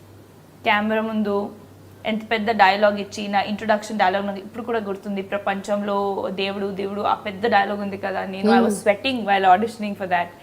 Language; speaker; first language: Telugu; non-native, local second language; Hindi